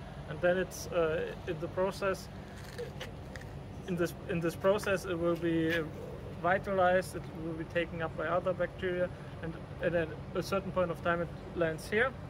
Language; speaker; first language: English; non-native, fluent; German